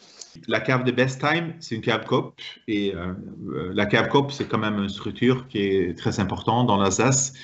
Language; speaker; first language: French; non-native, fluent; Swedish